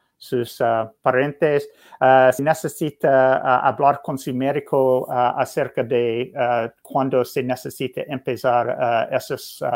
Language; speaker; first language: Spanish; non-native, learner; English